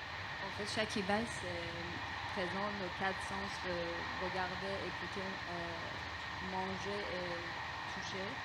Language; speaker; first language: French; non-native, fluent; Persian